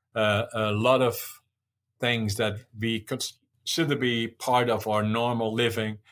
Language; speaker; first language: English; non-native, fluent; Dutch